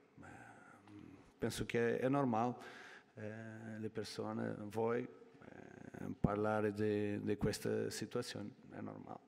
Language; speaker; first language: Italian; non-native, learner; Portuguese